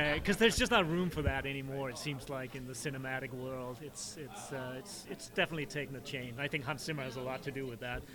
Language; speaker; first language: English; non-native, fluent; Danish